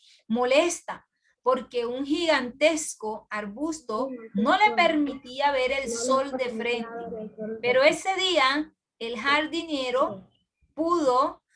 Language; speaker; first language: Spanish; native; Spanish